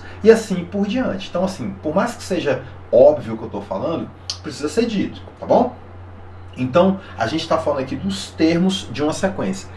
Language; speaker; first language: Portuguese; native; Portuguese